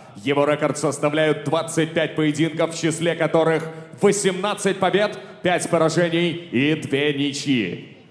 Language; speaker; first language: Russian; native; Russian